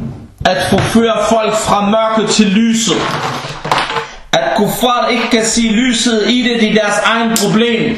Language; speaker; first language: Danish; early bilingual, other home language; Arabic